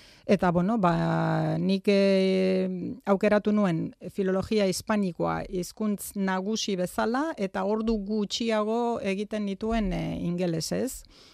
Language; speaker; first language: Basque; non-native, fluent; Romanian